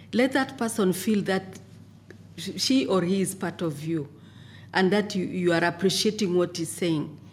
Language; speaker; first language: English; non-native, local second language; Masai